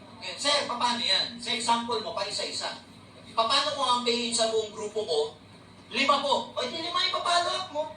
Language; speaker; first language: Filipino; native; Filipino